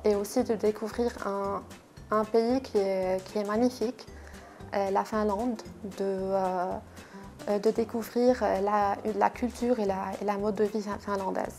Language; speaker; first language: French; non-native, local second language; Arabic